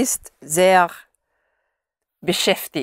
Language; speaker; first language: German; non-native, learner; English